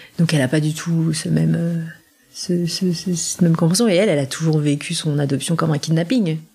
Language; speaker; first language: French; native; French